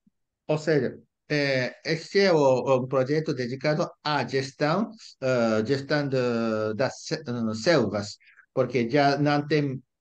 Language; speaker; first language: Portuguese; non-native, fluent; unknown